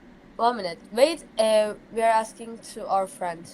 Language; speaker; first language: English; non-native, learner; Turkish